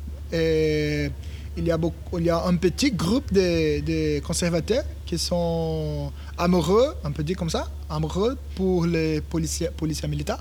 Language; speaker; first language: French; non-native, learner; Portuguese